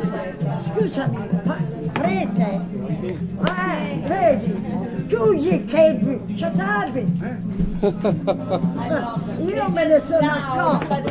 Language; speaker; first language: Italian; native; Italian